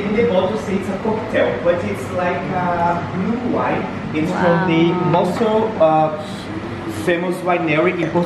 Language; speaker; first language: English; non-native, learner; Portuguese